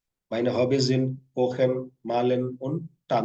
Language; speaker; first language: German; non-native, fluent; Hindi